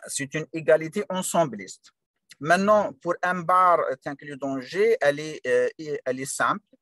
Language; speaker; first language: French; non-native, local second language; Arabic